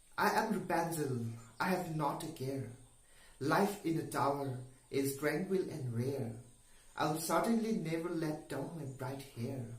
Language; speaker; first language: English; non-native, local second language; Assamese